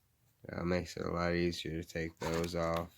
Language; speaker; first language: English; native; English